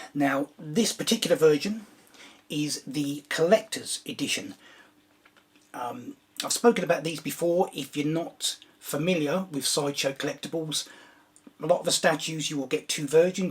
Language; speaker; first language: English; native; English